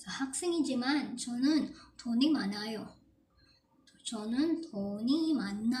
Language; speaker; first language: Korean; non-native, fluent; Filipino